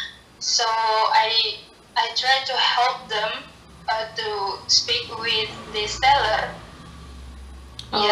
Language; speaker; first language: English; non-native, learner; Indonesian